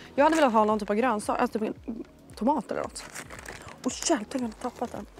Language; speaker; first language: Swedish; native; Swedish